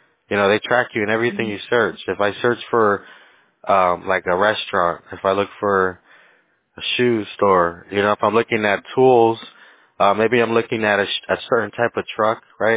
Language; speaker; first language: English; early bilingual, other home language; Spanish